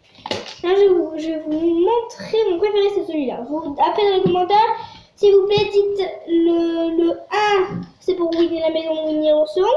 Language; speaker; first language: French; native; French